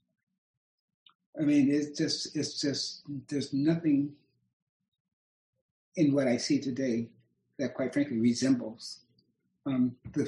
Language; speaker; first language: English; native; English